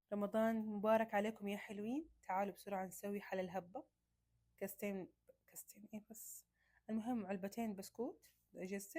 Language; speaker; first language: Arabic; native; Arabic